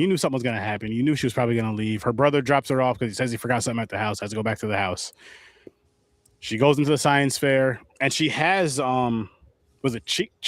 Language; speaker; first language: English; native; English